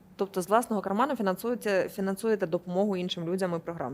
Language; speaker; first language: Ukrainian; native; Ukrainian